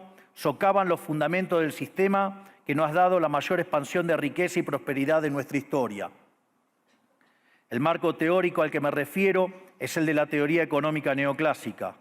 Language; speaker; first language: Spanish; native; Spanish